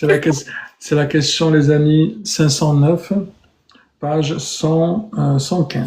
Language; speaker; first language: French; native; French